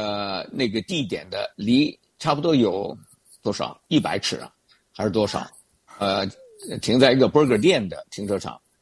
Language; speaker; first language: Chinese; native; Chinese